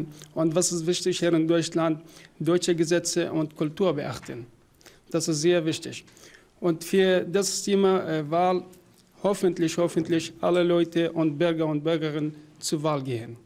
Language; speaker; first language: German; non-native, learner; Arabic